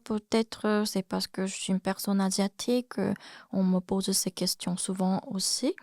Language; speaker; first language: French; non-native, fluent; Korean